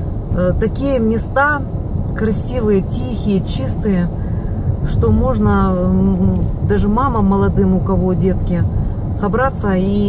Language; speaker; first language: Russian; native; Russian